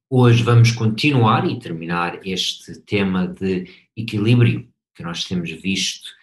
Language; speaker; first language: Portuguese; non-native, fluent; English